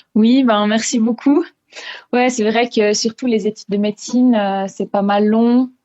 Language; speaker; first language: French; non-native, local second language; Swiss German